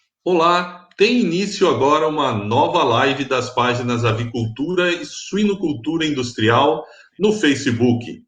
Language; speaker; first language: Portuguese; native; Portuguese